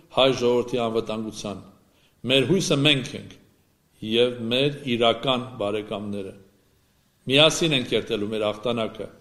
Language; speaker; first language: Armenian; native; Armenian